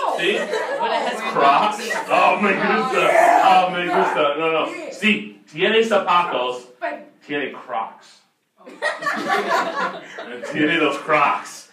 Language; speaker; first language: Spanish; non-native, fluent; English